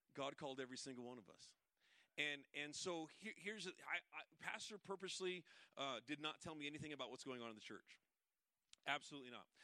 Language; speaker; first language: English; native; English